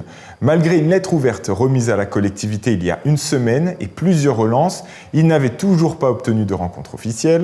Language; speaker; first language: French; native; French